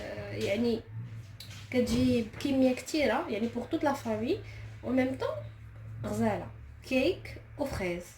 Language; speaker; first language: Arabic; native; Arabic